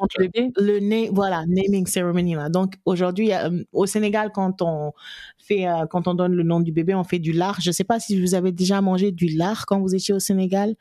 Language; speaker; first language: French; non-native, local second language; Wolof